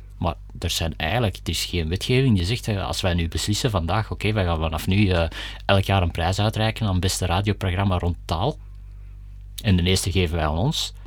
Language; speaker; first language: Dutch; native; Dutch